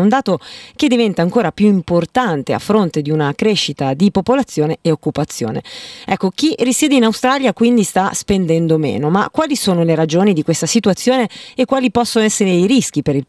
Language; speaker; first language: Italian; native; Italian